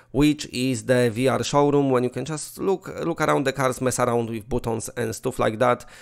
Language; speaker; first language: English; non-native, fluent; Polish